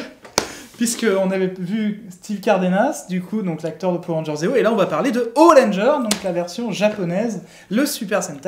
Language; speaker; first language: French; native; French